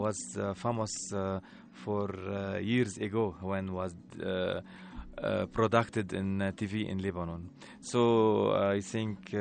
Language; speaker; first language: English; non-native, learner; Arabic